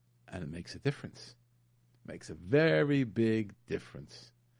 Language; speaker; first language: English; native; English